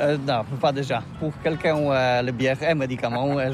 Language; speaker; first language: French; non-native, learner; Polish